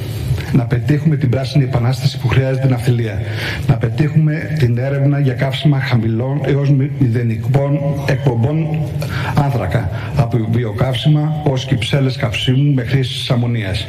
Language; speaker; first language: Greek; native; Greek